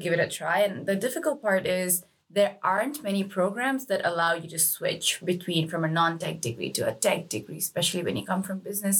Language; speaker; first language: English; non-native, local second language; Nepali